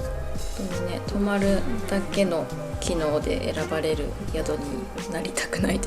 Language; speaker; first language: Japanese; native; Japanese